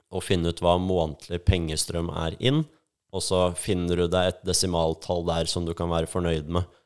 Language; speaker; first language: Norwegian; native; Norwegian